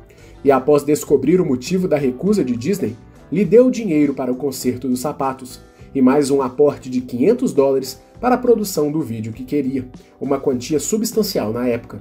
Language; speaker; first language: Portuguese; native; Portuguese